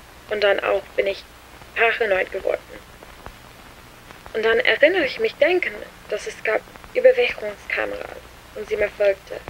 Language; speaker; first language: German; non-native, learner; English